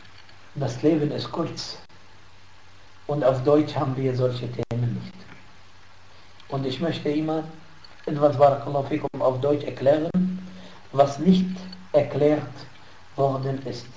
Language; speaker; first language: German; non-native, fluent; Arabic